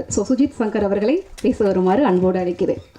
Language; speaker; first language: Tamil; native; Tamil